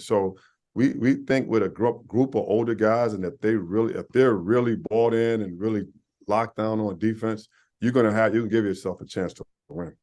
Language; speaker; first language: English; native; English